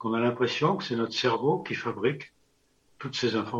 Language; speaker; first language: French; native; French